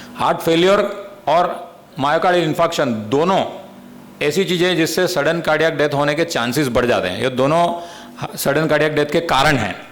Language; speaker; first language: Hindi; non-native, local second language; Gujarati